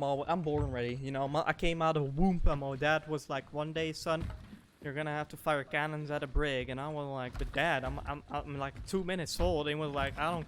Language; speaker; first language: English; non-native, fluent; Dutch